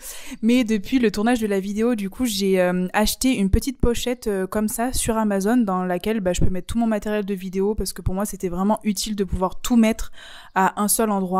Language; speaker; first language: French; native; French